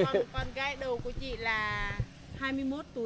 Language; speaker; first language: Vietnamese; native; Vietnamese